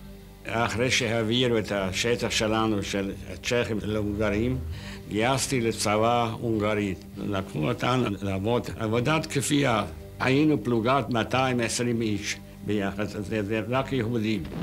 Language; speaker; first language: Hebrew; non-native, fluent; Yiddish